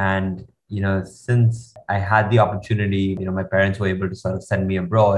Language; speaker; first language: English; non-native, local second language; Hindi